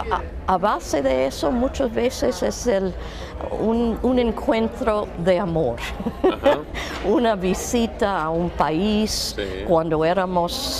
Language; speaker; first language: Spanish; non-native, fluent; English